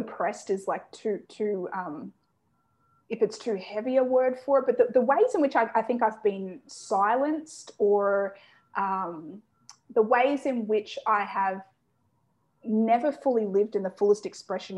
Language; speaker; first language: English; native; English